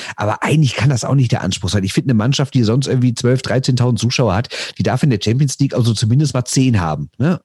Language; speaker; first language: German; native; German